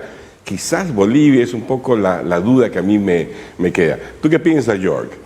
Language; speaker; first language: Spanish; native; Spanish